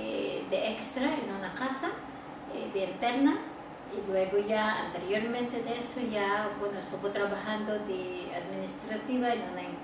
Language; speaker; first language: Spanish; non-native, local second language; Filipino